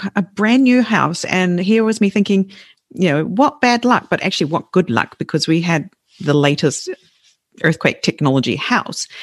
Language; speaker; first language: English; native; English